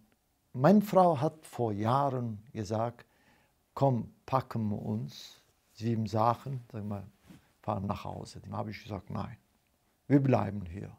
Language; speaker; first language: German; non-native, fluent; Turkish